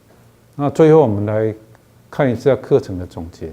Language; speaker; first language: Chinese; native; Chinese